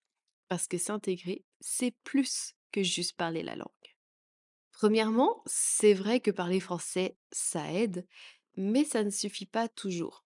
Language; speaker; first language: French; native; French